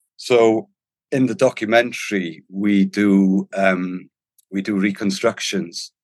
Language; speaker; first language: English; non-native, local second language; Welsh